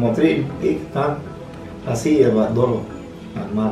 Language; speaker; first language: Russian; non-native, learner; Spanish